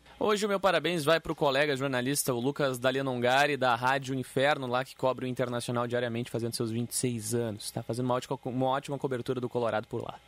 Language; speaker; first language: Portuguese; native; Portuguese